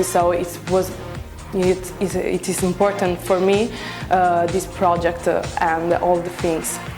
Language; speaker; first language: English; non-native, learner; Italian